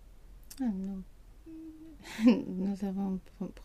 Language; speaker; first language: French; non-native, learner; Swedish